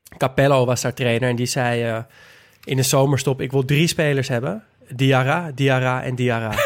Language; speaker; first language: Dutch; native; Dutch